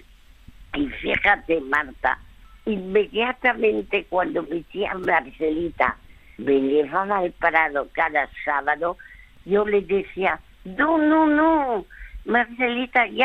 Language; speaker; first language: Spanish; early bilingual, other home language; French